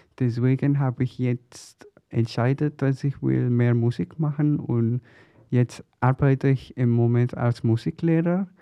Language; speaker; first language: German; non-native, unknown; Chinese